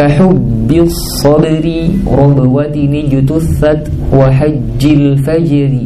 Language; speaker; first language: Arabic; non-native, fluent; Indonesian